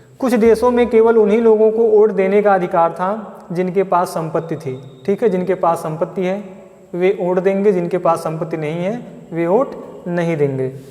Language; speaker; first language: Hindi; native; Hindi